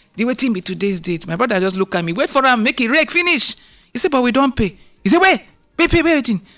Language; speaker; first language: Nigerian Pidgin; non-native, local second language; Yoruba